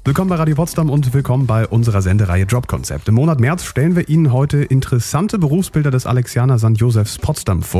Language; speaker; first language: German; native; German